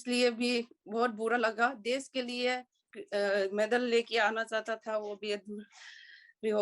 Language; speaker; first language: Hindi; non-native, local second language; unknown